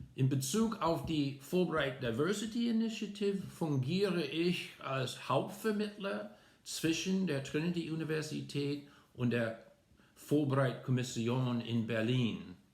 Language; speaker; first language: German; non-native, fluent; English